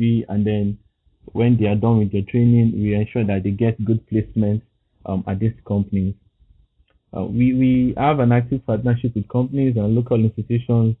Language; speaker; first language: English; non-native, local second language; Yoruba